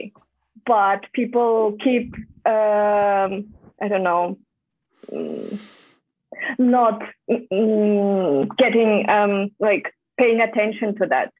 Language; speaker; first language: English; non-native, fluent; Kazakh